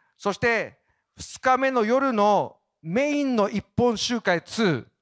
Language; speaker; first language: Japanese; native; Japanese